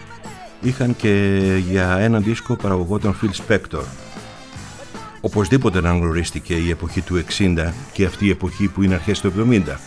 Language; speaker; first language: Greek; native; Greek